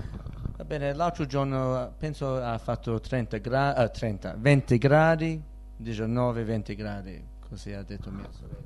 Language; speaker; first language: Italian; early bilingual, heritage; Italian